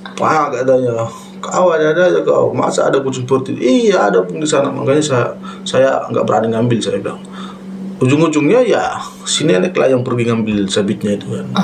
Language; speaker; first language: Indonesian; non-native, local second language; Batak Toba